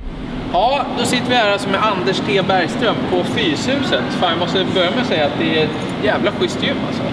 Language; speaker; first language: Swedish; native; Swedish